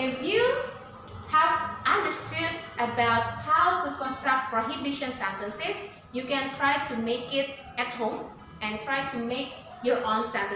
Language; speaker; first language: English; non-native, fluent; Indonesian